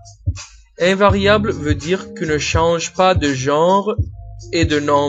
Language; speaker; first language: French; non-native, fluent; English